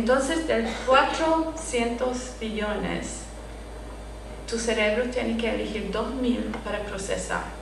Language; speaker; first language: Spanish; non-native, fluent; English